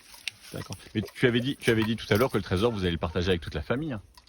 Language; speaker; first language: French; native; French